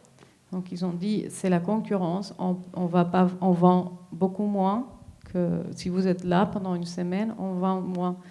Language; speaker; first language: French; non-native, fluent; Spanish